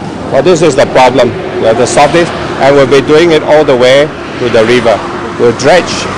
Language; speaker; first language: English; non-native, local second language; Chinese